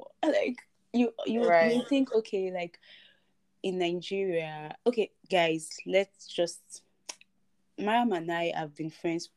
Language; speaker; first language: English; non-native, local second language; Yoruba